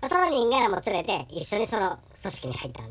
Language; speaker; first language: Japanese; native; Japanese